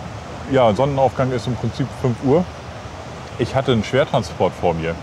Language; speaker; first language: German; native; German